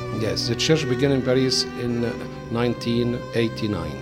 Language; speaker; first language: English; non-native, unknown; Arabic